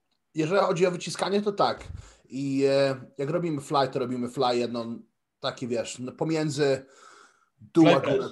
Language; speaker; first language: Polish; early bilingual, heritage; Polish